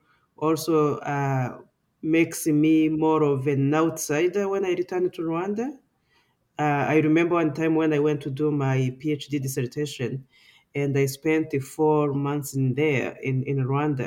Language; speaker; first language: English; non-native, local second language; Kinyarwanda